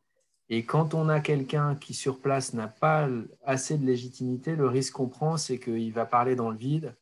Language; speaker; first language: French; native; French